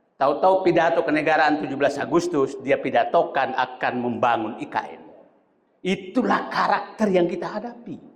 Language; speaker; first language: Indonesian; non-native, local second language; Buginese